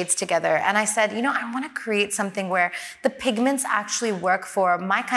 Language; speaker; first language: English; native; English